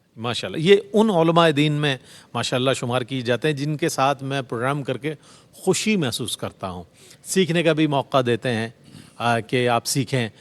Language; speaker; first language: Urdu; native; Urdu